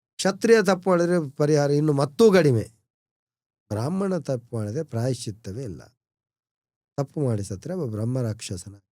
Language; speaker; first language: Kannada; non-native, local second language; Tulu